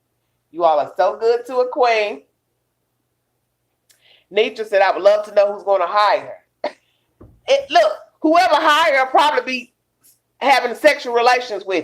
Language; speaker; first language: English; native; English